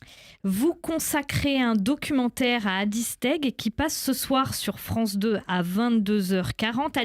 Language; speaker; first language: French; native; French